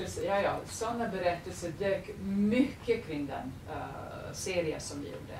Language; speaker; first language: Swedish; non-native, fluent; Serbian